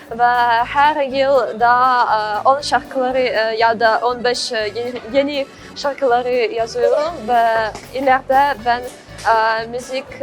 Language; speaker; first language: Turkish; non-native, learner; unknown